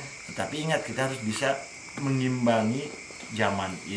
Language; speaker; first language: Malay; non-native, local second language; Sundanese